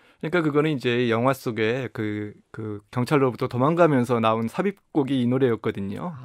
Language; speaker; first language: Korean; native; Korean